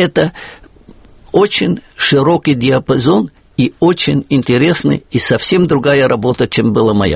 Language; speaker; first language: Russian; non-native, fluent; German